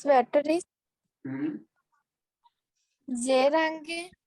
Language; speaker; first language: German; non-native, learner; Punjabi